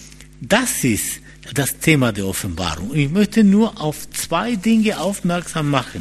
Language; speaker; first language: German; non-native, fluent; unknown